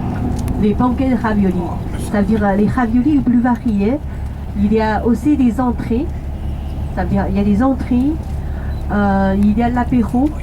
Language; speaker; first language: French; non-native, learner; Chinese